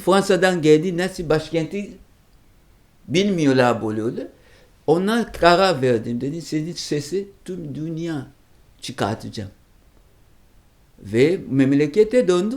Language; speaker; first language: Turkish; non-native, learner; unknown